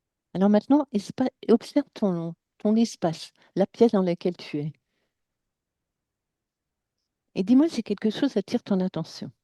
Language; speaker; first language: French; native; French